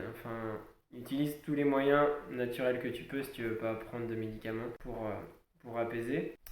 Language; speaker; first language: French; native; French